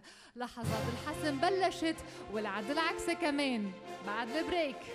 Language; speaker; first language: Arabic; native; Arabic